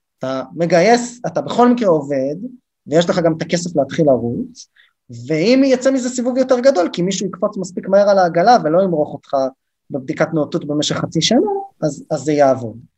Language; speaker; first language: Hebrew; native; Hebrew